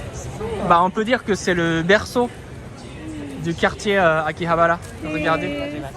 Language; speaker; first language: French; non-native, fluent; Japanese